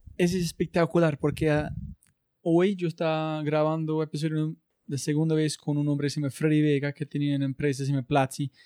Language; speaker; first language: Spanish; non-native, learner; English